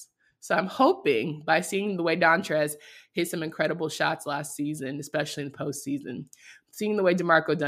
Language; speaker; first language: English; native; English